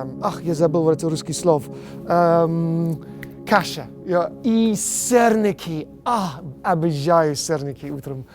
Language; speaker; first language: Russian; non-native, fluent; English